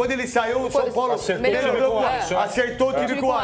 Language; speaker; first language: Portuguese; native; Portuguese